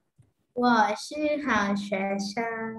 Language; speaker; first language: Chinese; non-native, learner; Thai